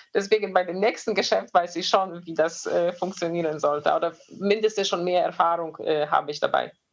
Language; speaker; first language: German; non-native, fluent; Polish